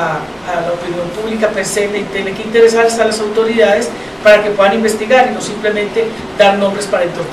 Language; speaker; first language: Spanish; native; Spanish